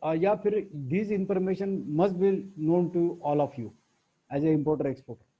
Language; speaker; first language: Hindi; non-native, local second language; Marathi